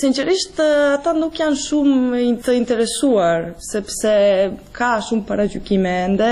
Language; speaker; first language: Albanian; non-native, fluent; Serbian